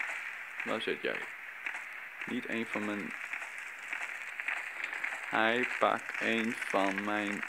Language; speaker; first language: Dutch; native; Dutch